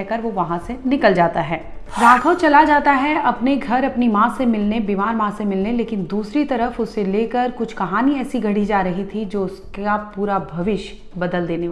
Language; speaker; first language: Hindi; native; Hindi